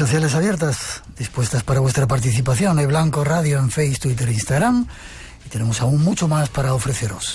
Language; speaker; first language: Spanish; native; Spanish